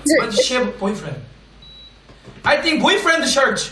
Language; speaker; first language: English; non-native, learner; Korean